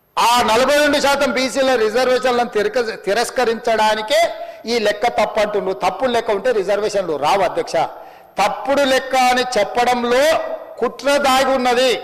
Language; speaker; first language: Telugu; native; Telugu